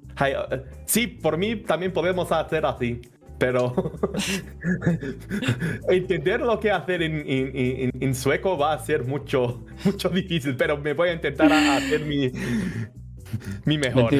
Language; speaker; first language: Spanish; non-native, learner; Portuguese